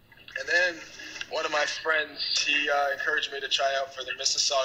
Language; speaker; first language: English; native; English